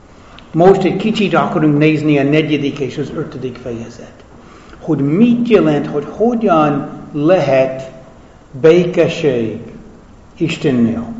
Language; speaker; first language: Hungarian; non-native, fluent; English